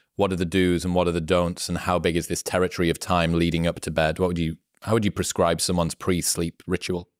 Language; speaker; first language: English; native; English